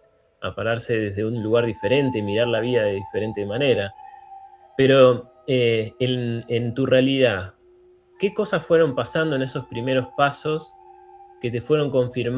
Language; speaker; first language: Spanish; native; Spanish